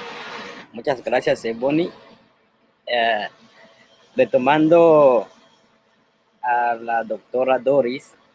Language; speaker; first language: Spanish; non-native, fluent; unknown